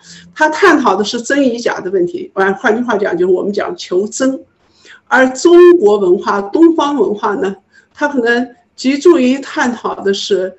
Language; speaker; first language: Chinese; native; Chinese